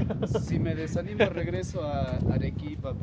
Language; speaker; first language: Spanish; native; Spanish